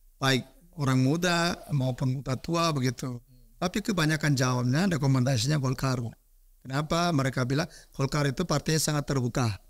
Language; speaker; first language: Indonesian; non-native, fluent; Korean